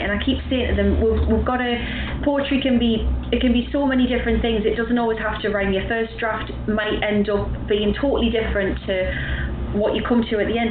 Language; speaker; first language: English; native; English